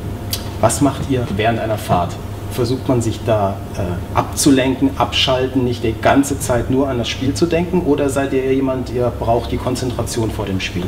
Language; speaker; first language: German; native; German